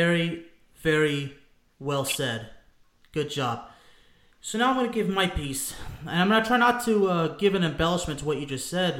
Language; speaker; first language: English; native; English